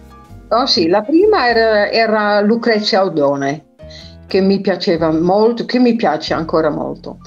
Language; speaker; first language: Italian; non-native, fluent; Dutch